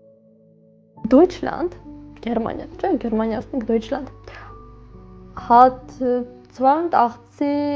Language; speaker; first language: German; non-native, fluent; Armenian